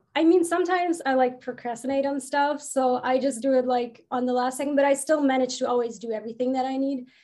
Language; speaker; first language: English; non-native, fluent; German